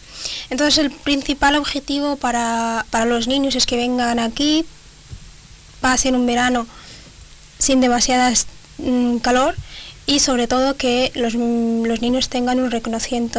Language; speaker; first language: Spanish; early bilingual, other home language; Arabic